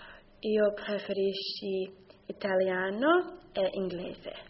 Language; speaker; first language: Italian; non-native, learner; English